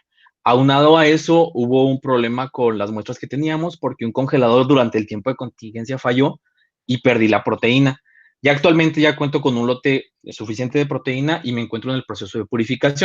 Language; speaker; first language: Spanish; native; Spanish